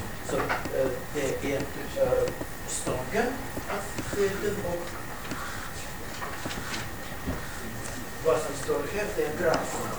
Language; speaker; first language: Swedish; non-native, fluent; Russian